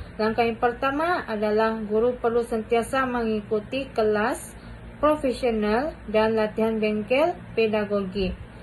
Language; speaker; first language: Malay; native; Malay